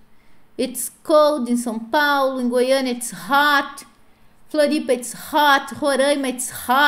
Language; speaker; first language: English; non-native, fluent; Portuguese